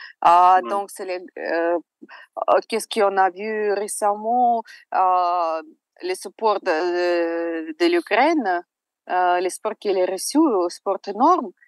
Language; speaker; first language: French; non-native, fluent; Russian